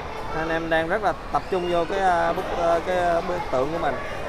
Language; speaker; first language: Vietnamese; native; Vietnamese